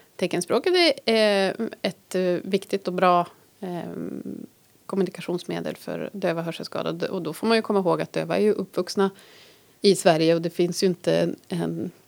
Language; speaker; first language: Swedish; native; Swedish